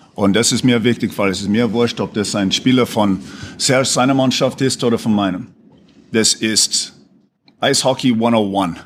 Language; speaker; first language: German; non-native, fluent; English